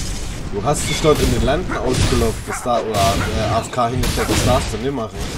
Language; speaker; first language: German; native; German